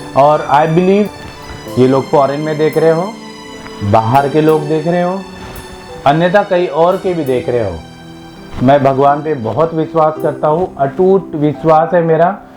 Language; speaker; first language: Hindi; non-native, local second language; Malayalam